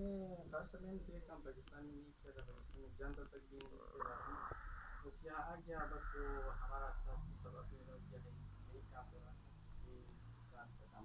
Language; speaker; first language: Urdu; non-native, local second language; Pashto